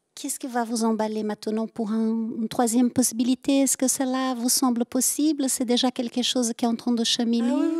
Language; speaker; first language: French; native; French